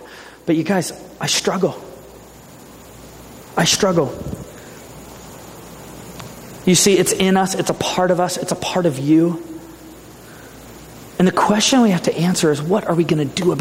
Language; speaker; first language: English; native; English